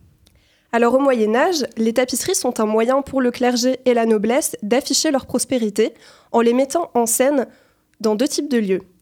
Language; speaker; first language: French; native; French